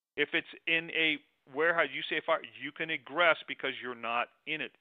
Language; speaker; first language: English; native; English